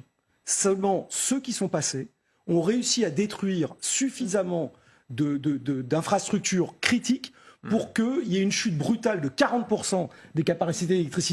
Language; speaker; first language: French; native; French